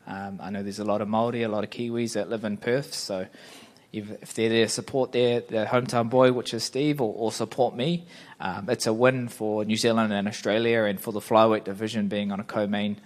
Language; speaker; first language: English; native; English